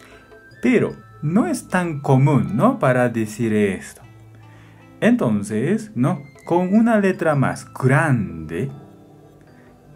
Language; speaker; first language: Spanish; non-native, fluent; Japanese